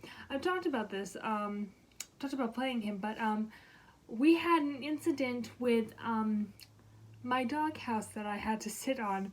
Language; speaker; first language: English; native; English